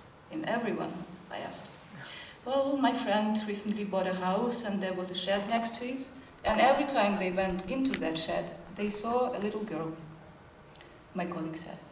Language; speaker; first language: English; non-native, fluent; Ukrainian